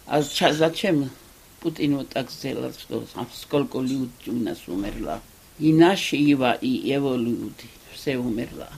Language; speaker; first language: Russian; non-native, local second language; Georgian